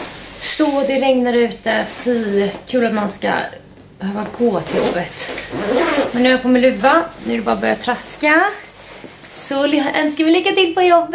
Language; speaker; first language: Swedish; native; Swedish